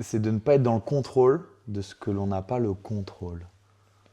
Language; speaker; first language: French; native; French